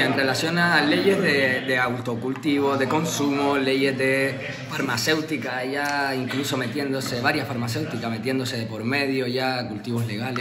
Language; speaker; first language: Spanish; native; Spanish